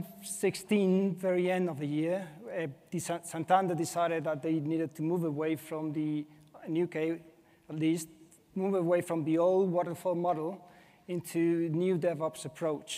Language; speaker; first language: English; non-native, fluent; Spanish